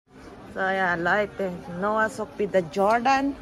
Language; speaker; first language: German; non-native, learner; Filipino